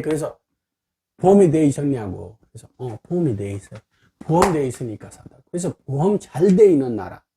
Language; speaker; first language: Korean; non-native, fluent; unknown